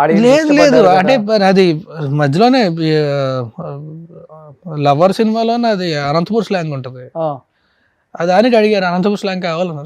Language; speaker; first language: Telugu; native; Telugu